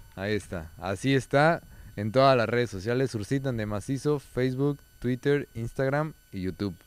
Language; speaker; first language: Spanish; native; Spanish